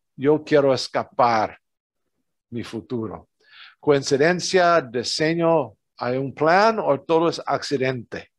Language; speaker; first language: Spanish; non-native, fluent; English